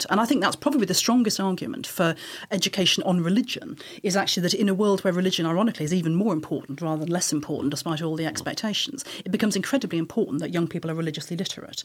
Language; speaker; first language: English; native; English